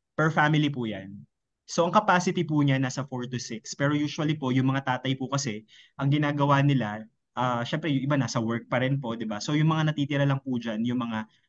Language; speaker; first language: Filipino; native; Filipino